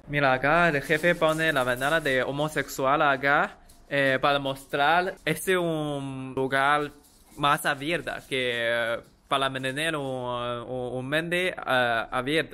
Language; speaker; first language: Spanish; non-native, learner; Chinese